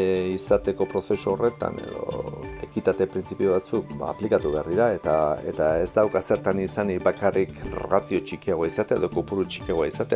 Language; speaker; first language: Basque; native; Basque